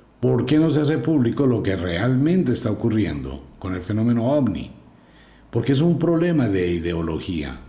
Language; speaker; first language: Spanish; native; Spanish